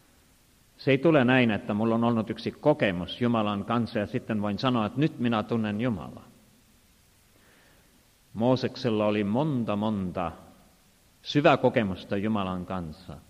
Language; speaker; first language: Finnish; non-native, fluent; Estonian